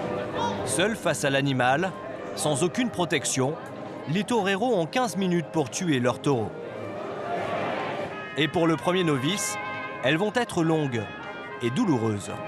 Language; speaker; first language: French; native; French